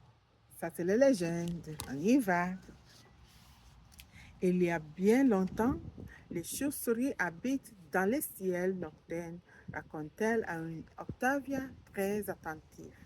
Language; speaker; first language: French; non-native, learner; English